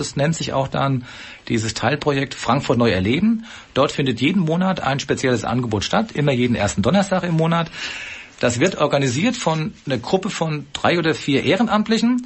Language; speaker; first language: German; native; German